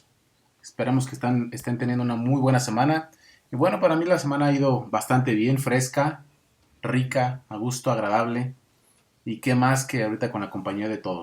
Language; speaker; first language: Spanish; native; Spanish